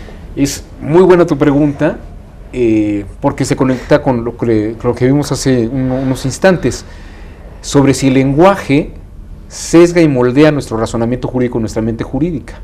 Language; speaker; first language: Spanish; native; Spanish